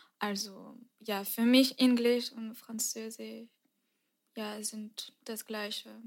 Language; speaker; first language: German; non-native, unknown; French